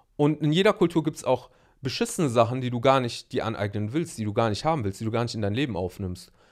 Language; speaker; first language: German; early bilingual, other home language; Arabic